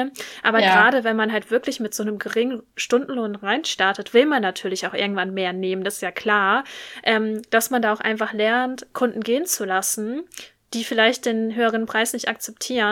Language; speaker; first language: German; native; German